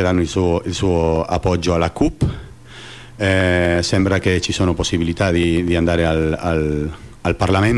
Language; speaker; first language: Italian; non-native, fluent; Catalan